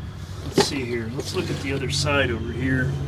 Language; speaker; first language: English; native; English